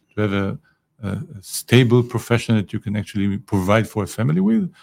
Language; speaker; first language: English; non-native, fluent; Hebrew